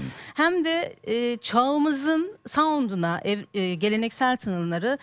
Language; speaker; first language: Turkish; native; Turkish